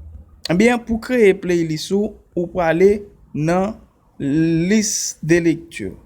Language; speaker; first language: French; non-native, learner; Haitian Creole